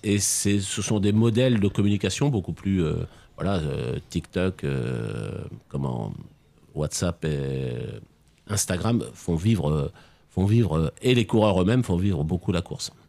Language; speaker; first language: French; native; French